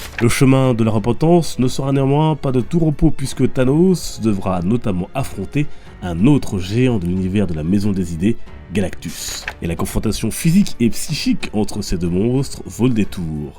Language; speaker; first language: French; native; French